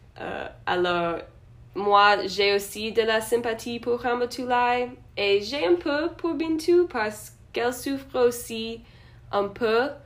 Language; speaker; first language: French; non-native, learner; English